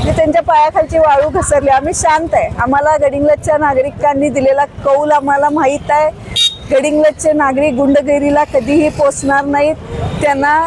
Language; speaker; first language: Marathi; native; Marathi